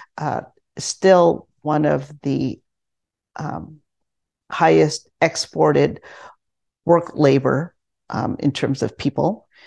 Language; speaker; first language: English; non-native, local second language; Filipino